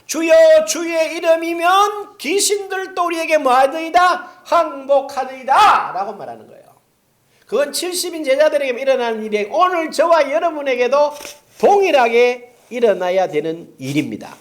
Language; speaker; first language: Korean; native; Korean